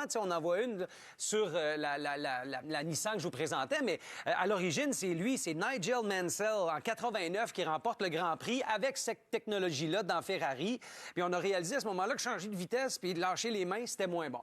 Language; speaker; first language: French; native; French